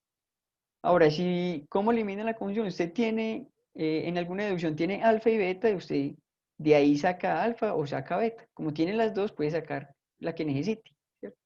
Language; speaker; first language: Spanish; native; Spanish